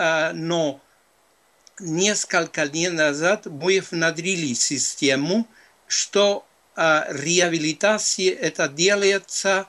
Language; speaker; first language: Russian; non-native, fluent; Spanish